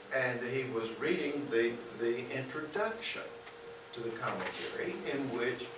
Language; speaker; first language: English; native; English